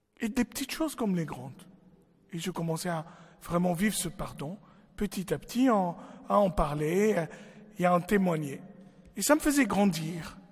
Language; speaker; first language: French; non-native, local second language; Arabic